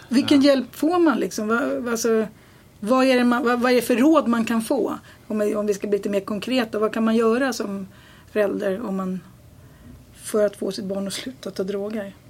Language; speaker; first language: Swedish; native; Swedish